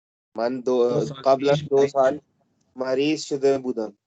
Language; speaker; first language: Persian; non-native, learner; Urdu